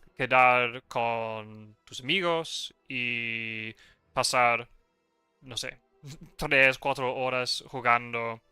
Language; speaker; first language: Spanish; non-native, learner; English